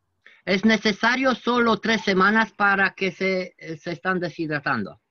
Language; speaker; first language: Spanish; non-native, learner; French